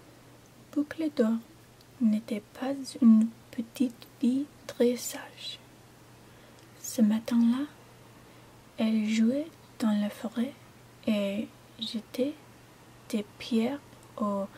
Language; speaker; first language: French; non-native, learner; English